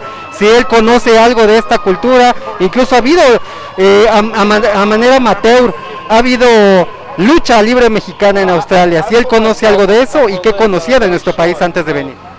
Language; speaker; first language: Spanish; native; Spanish